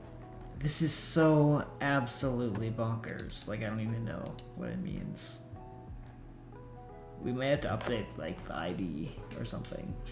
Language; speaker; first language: English; native; English